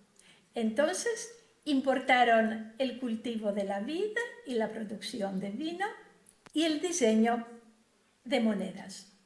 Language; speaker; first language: Spanish; non-native, fluent; Greek